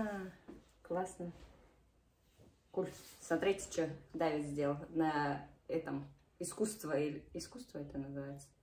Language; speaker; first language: Russian; native; Russian